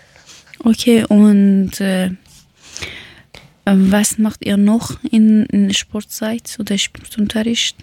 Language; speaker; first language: German; non-native, learner; Persian